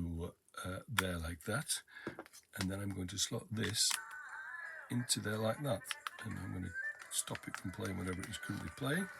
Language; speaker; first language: English; native; English